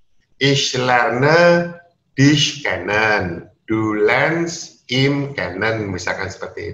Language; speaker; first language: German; non-native, learner; Indonesian